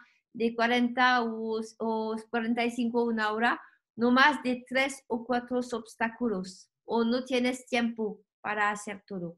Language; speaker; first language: Spanish; non-native, learner; French